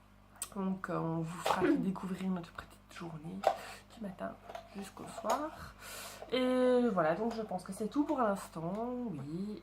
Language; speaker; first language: French; native; French